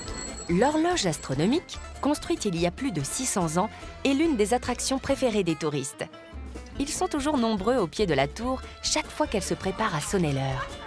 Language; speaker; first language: French; native; French